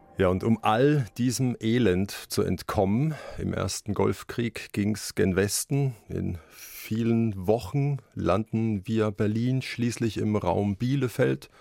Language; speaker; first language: German; native; German